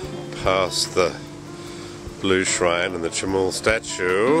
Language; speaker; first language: English; native; English